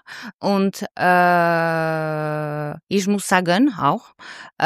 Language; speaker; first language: German; non-native, learner; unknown